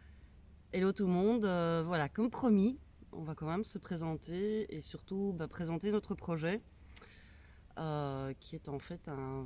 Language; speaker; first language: French; native; French